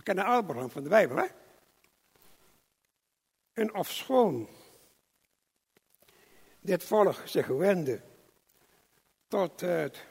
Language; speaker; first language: Dutch; non-native, local second language; English